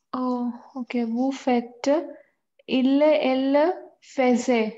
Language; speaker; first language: French; non-native, learner; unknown